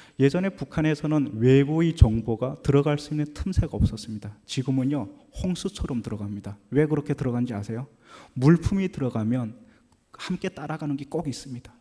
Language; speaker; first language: Korean; native; Korean